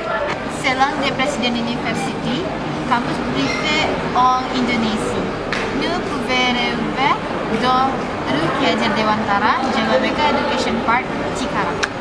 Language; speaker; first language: French; non-native, learner; Indonesian